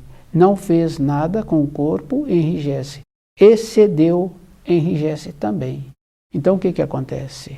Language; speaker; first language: Portuguese; native; Portuguese